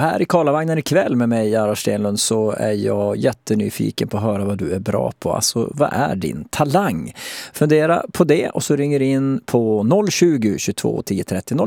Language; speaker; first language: Swedish; native; Swedish